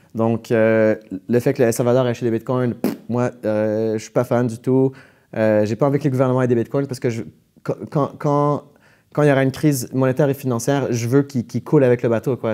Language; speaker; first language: French; native; French